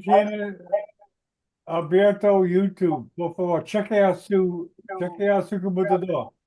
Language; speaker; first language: Spanish; non-native, learner; English